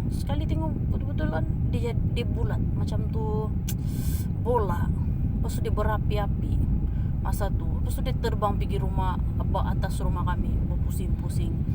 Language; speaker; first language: Malay; native; Malay